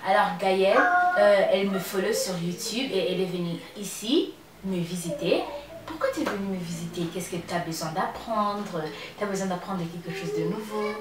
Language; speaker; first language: French; non-native, local second language; Kinyarwanda